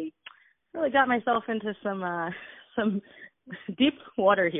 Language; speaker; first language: English; native; English